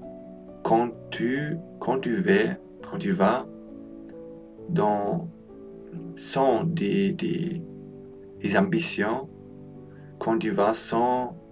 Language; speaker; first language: French; non-native, learner; Polish